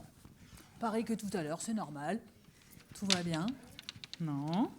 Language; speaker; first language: French; native; French